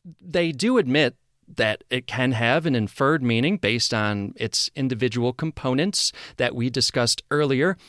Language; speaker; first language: English; native; English